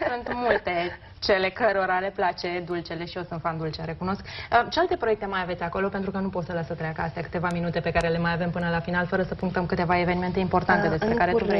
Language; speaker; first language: Romanian; native; Romanian